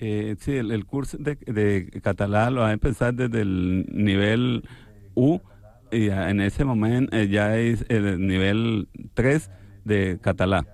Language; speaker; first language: Catalan; non-native, learner; Spanish